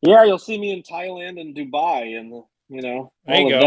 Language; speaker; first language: English; native; English